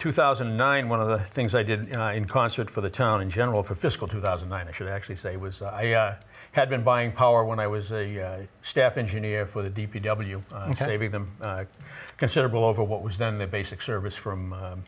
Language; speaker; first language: English; native; English